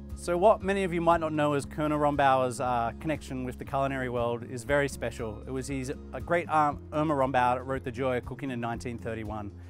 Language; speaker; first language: English; native; English